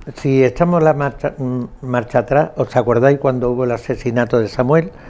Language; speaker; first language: Spanish; native; Spanish